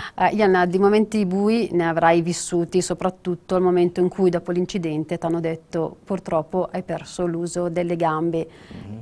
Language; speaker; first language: Italian; native; Italian